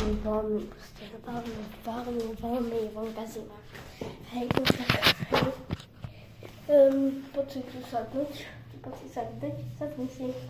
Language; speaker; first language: Slovak; non-native, local second language; Romany